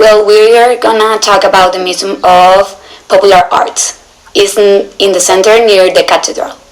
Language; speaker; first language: English; non-native, learner; Spanish